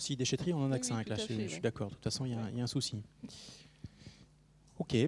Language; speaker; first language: French; native; French